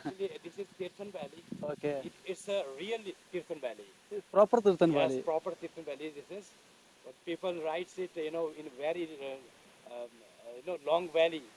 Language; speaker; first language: English; non-native, local second language; Hindi